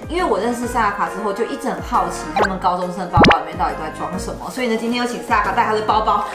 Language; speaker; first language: Chinese; native; Chinese